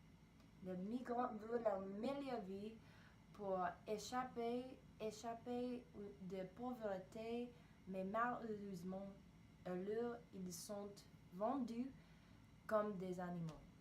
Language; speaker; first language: French; non-native, learner; English